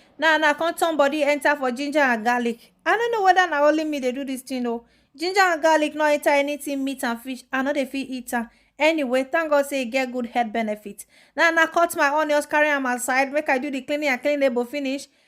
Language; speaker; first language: Nigerian Pidgin; non-native, local second language; Esan